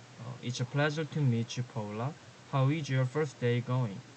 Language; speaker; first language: English; non-native, learner; Korean